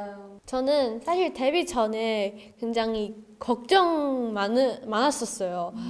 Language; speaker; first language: Korean; non-native, learner; Chinese